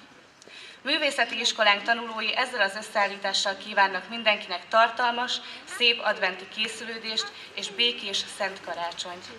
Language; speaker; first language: Hungarian; native; Hungarian